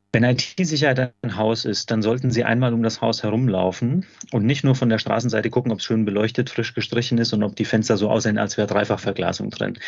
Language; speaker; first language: German; native; German